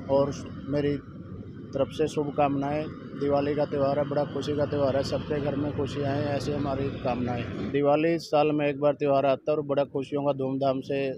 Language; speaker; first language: Hindi; native; Hindi